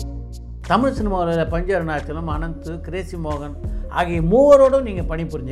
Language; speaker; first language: Tamil; native; Tamil